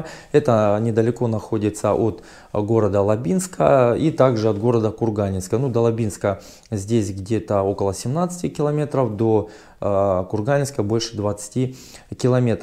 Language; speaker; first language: Russian; native; Russian